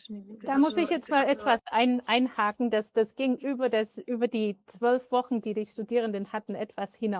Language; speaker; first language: German; native; German